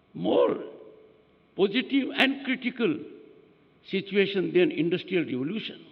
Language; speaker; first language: English; non-native, local second language; Hindi